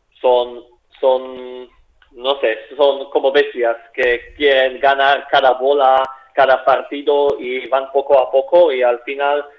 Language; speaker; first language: Spanish; non-native, fluent; Slovak